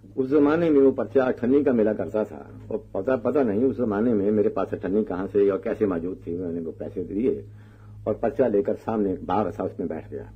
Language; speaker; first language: Urdu; non-native, local second language; Punjabi